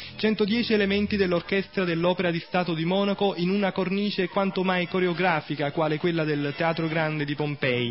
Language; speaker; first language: Italian; native; Italian